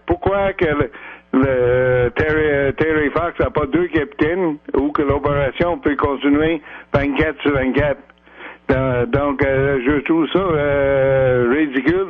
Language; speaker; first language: French; native; French